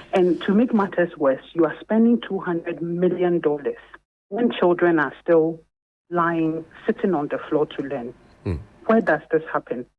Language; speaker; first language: English; non-native, local second language; Akan